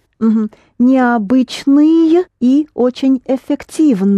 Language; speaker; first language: Russian; non-native, fluent; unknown